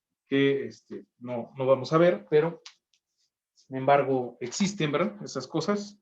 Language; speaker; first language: Spanish; native; Spanish